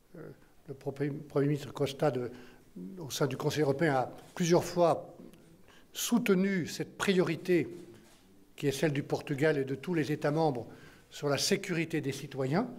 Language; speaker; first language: French; native; French